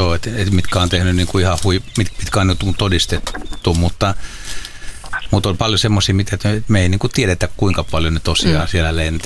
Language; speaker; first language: Finnish; native; Finnish